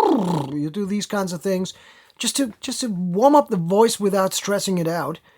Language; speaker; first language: English; non-native, fluent; German